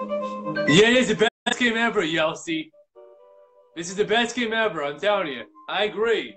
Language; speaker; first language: English; native; English